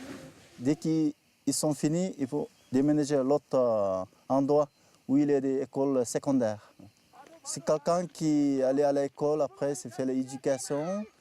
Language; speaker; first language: French; non-native, learner; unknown